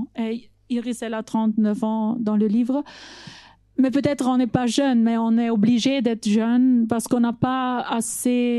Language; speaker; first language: French; non-native, fluent; German